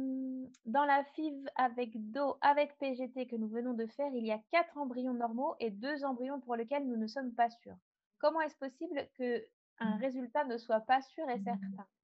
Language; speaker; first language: French; native; French